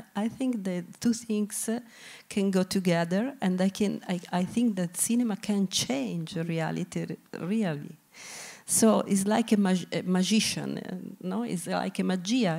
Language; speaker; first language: English; non-native, learner; Italian